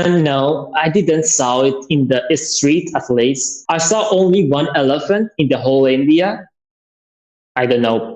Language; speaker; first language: English; non-native, learner; Persian